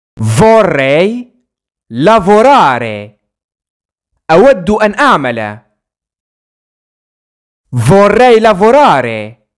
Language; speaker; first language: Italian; non-native, fluent; Arabic